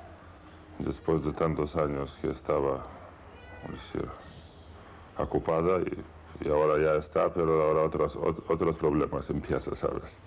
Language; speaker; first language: Spanish; non-native, learner; Lithuanian